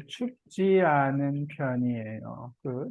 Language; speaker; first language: Korean; native; Korean